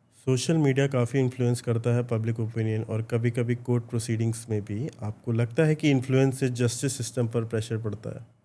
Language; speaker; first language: Hindi; native; Hindi